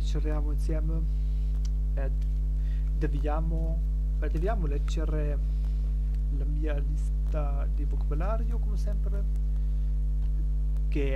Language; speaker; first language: Italian; non-native, learner; German